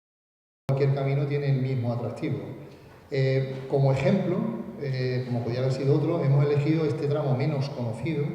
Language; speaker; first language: Spanish; native; Spanish